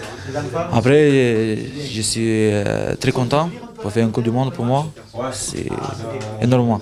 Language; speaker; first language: French; non-native, learner; Romanian